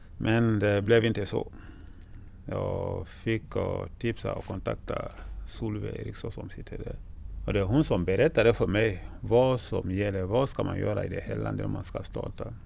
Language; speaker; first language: Swedish; non-native, fluent; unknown